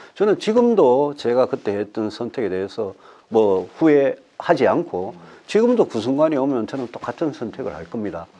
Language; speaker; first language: Korean; native; Korean